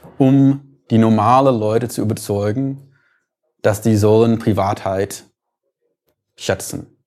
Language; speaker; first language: German; non-native, fluent; English